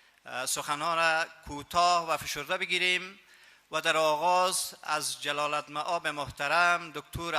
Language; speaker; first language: Persian; native; Persian